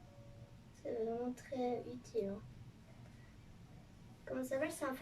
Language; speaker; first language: French; native; French